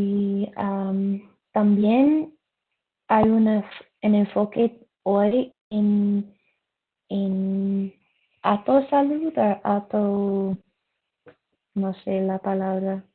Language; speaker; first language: Spanish; non-native, learner; English